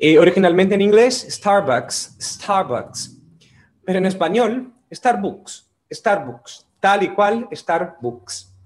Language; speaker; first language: Spanish; non-native, fluent; Portuguese